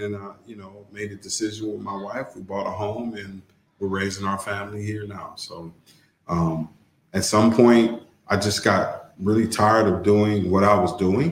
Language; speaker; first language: English; native; English